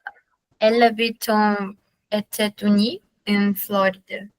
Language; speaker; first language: French; non-native, learner; Portuguese